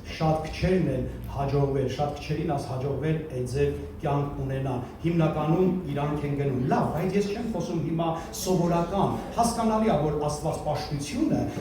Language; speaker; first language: Armenian; early bilingual, heritage; Armenian